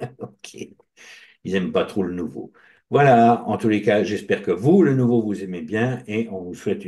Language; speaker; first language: French; native; French